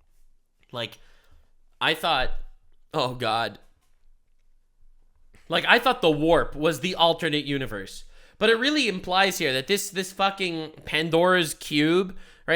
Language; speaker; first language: English; native; English